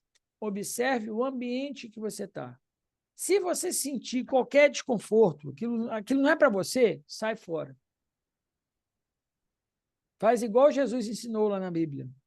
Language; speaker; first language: Portuguese; native; Portuguese